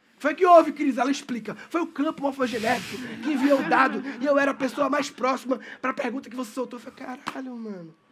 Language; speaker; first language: Portuguese; native; Portuguese